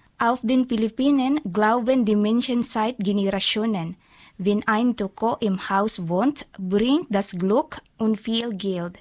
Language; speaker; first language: German; non-native, learner; Filipino